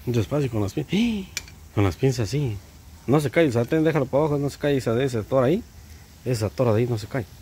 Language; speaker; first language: Spanish; native; Spanish